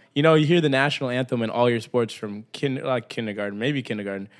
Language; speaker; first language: English; native; English